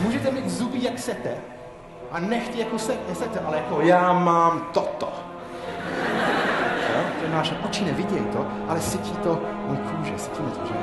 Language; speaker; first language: Czech; non-native, fluent; English